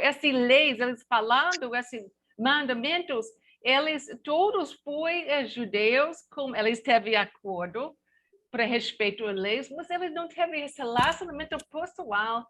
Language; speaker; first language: Portuguese; non-native, learner; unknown